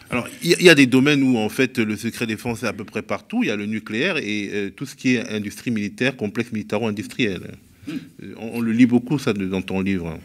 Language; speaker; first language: French; native; French